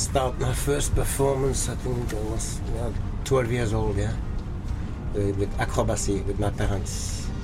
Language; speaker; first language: English; early bilingual, other home language; French